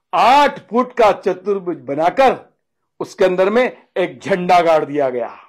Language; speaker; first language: Hindi; non-native, local second language; Marathi